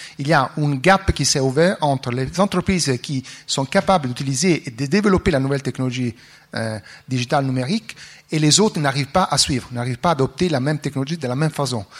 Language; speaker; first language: French; non-native, fluent; Italian